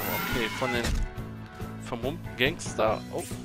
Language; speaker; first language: German; native; German